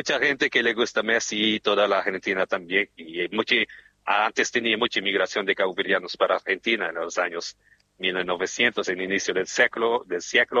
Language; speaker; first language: Spanish; non-native, fluent; Portuguese